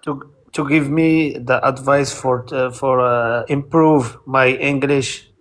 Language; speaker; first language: English; non-native, learner; Arabic